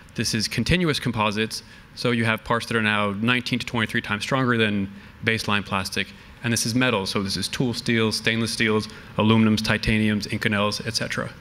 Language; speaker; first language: English; native; English